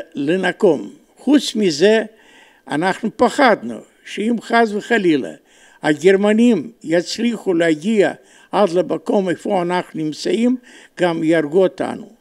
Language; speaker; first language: Hebrew; non-native, fluent; Romanian